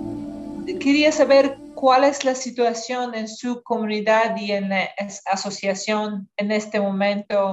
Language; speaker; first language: Spanish; non-native, fluent; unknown